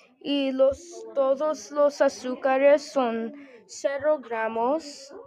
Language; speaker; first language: Spanish; non-native, learner; English